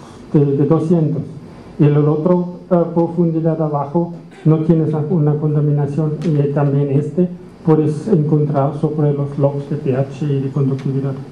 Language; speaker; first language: Spanish; non-native, learner; German